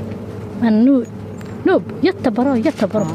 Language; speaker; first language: Swedish; non-native, learner; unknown